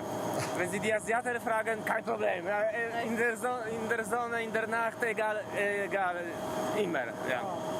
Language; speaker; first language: German; non-native, fluent; Polish